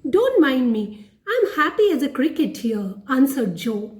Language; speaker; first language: English; non-native, local second language; Hindi